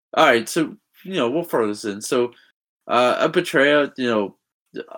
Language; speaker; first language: English; native; English